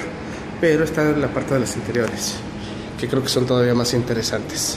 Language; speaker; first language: Spanish; native; Spanish